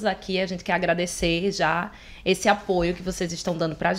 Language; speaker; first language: Portuguese; native; Portuguese